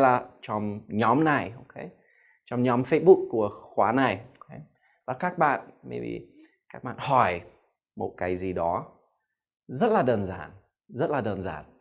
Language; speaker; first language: Vietnamese; non-native, fluent; English